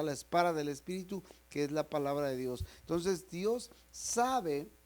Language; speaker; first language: Spanish; native; Spanish